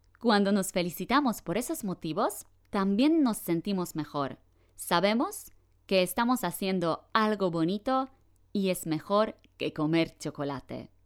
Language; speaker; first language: Spanish; non-native, fluent; Polish